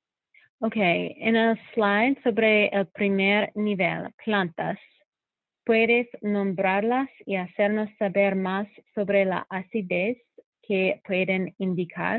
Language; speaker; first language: Spanish; non-native, fluent; English